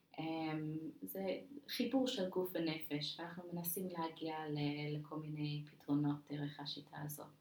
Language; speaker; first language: Hebrew; non-native, fluent; English